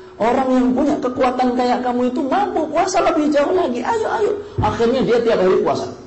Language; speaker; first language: Indonesian; native; Indonesian